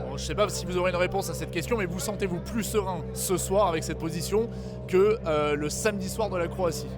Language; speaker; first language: French; native; French